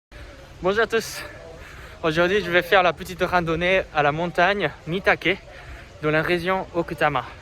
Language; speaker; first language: French; non-native, fluent; Japanese